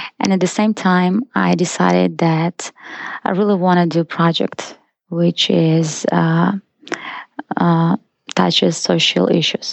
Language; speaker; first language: English; non-native, fluent; Russian